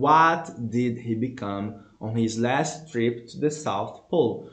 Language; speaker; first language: English; non-native, fluent; Portuguese